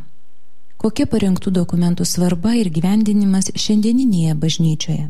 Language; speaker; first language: Lithuanian; native; Lithuanian